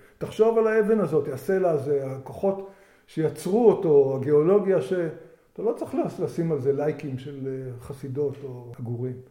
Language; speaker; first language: Hebrew; native; Hebrew